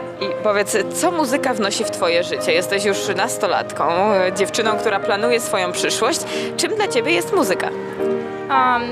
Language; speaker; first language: Polish; native; Polish